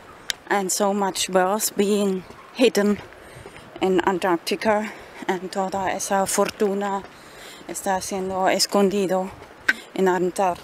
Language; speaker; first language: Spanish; non-native, fluent; German